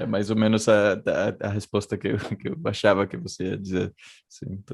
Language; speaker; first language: Portuguese; non-native, fluent; Spanish